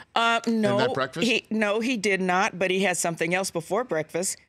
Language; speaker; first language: English; native; English